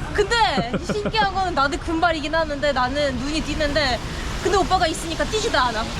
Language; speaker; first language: Korean; non-native, fluent; Ukrainian